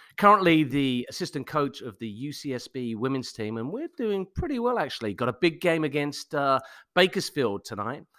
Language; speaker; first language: English; native; English